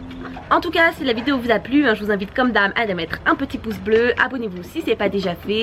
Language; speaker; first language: French; native; French